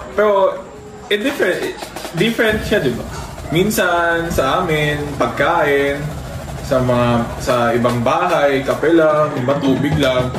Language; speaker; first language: Filipino; non-native, local second language; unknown